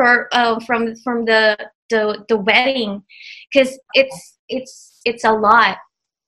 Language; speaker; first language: English; non-native, local second language; Filipino